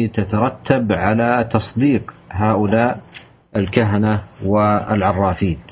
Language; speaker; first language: Arabic; native; Arabic